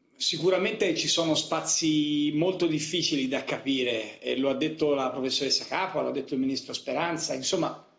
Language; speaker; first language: Italian; native; Italian